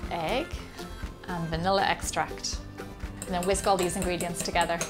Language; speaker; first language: English; native; English